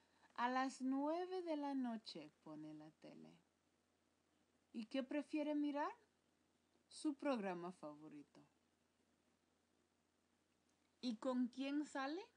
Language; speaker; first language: Spanish; non-native, fluent; English